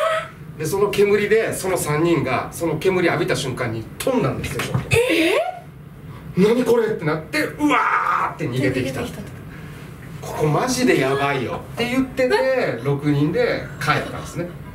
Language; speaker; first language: Japanese; native; Japanese